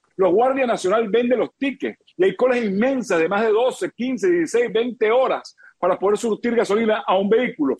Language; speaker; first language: Spanish; native; Spanish